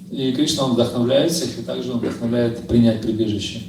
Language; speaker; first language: Russian; native; Russian